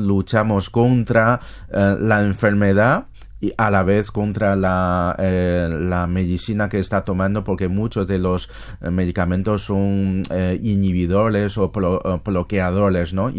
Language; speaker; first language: Spanish; non-native, fluent; Chinese